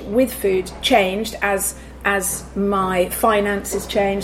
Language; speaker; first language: English; native; English